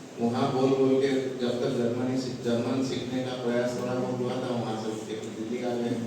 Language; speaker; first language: Hindi; non-native, local second language; Odia